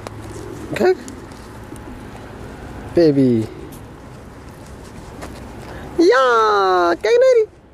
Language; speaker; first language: Dutch; non-native, learner; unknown